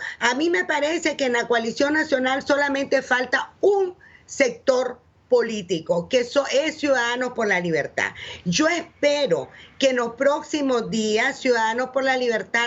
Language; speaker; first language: Spanish; native; Spanish